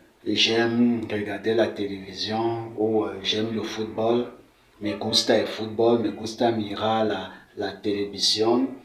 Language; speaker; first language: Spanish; non-native, fluent; French